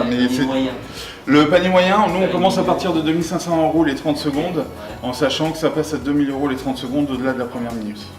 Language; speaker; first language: French; native; French